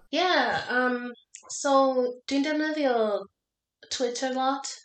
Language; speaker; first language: Welsh; non-native, learner; English